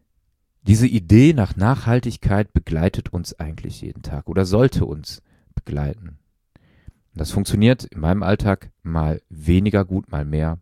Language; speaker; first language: German; native; German